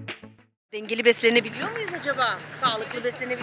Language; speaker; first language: Turkish; native; Turkish